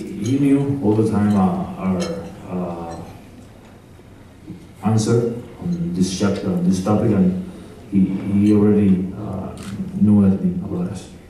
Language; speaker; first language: English; non-native, fluent; Spanish